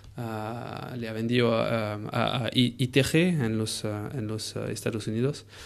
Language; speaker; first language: Spanish; non-native, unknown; French